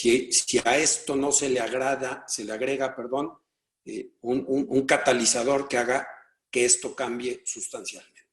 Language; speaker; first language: Spanish; native; Spanish